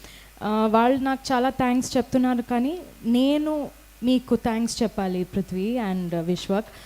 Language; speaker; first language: Telugu; non-native, fluent; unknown